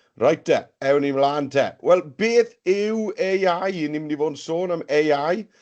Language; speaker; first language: Welsh; native; Welsh